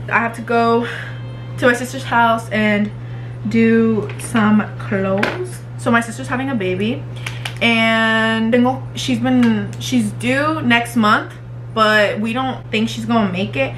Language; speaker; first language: English; early bilingual, other home language; Spanish